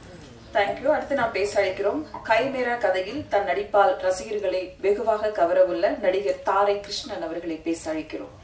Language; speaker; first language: Tamil; native; Tamil